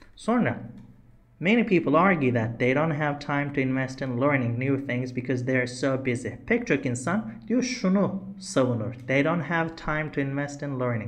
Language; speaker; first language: English; non-native, fluent; Turkish